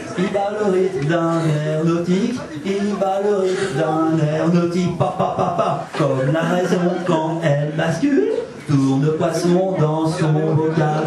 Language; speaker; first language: French; native; French